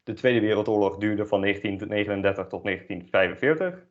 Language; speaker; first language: Dutch; native; Dutch